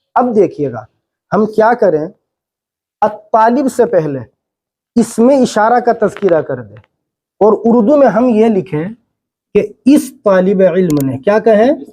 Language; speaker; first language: Urdu; native; Urdu